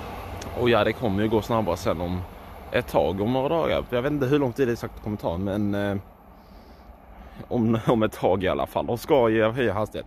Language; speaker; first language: Swedish; native; Swedish